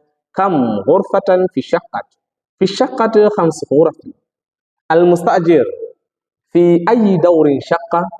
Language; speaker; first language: Arabic; non-native, fluent; Swahili